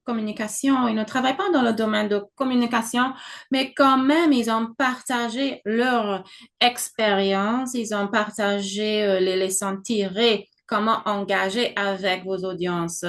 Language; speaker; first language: French; non-native, fluent; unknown